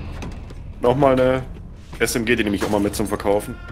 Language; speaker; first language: German; native; German